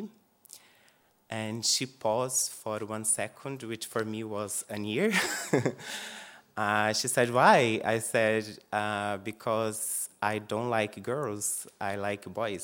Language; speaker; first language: English; non-native, fluent; Portuguese